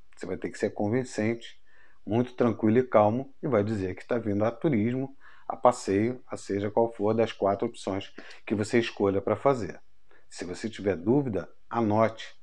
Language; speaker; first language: Portuguese; native; Portuguese